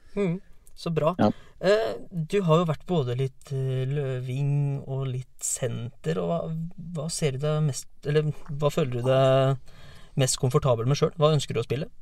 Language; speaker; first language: Norwegian; native; Norwegian